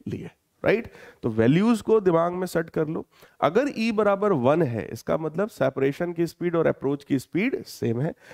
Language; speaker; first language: Hindi; native; Hindi